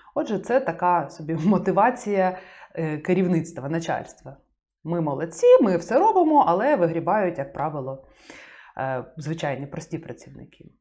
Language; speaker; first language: Ukrainian; native; Ukrainian